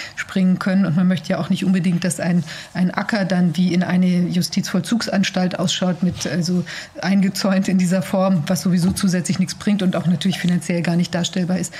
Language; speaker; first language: German; native; German